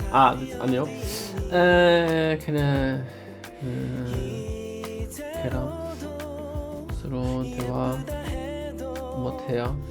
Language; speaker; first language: Korean; non-native, learner; German